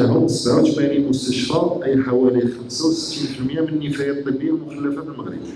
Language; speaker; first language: Arabic; native; Arabic